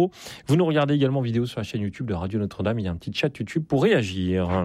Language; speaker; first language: French; native; French